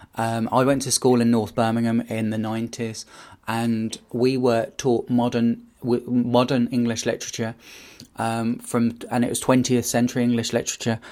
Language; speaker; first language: English; native; English